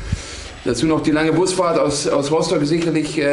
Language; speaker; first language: German; native; German